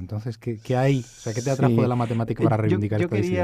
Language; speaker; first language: Spanish; native; Spanish